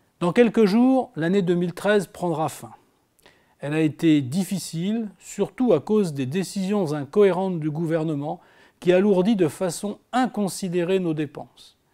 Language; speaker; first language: French; native; French